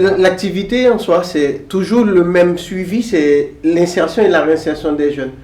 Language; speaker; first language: French; non-native, local second language; Haitian Creole